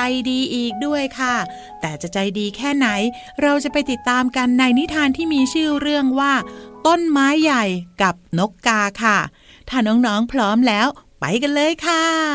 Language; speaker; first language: Thai; native; Thai